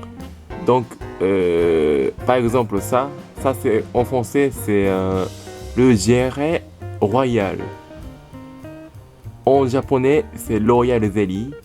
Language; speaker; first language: French; non-native, learner; Japanese